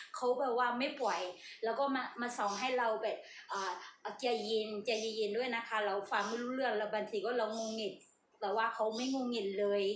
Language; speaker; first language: Thai; non-native, fluent; Burmese